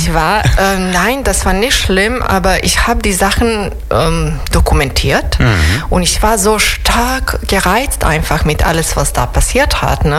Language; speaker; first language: German; non-native, fluent; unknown